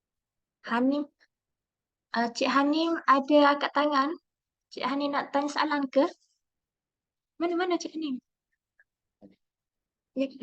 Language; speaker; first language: Malay; native; Malay